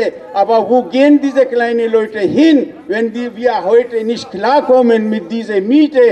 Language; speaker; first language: German; non-native, learner; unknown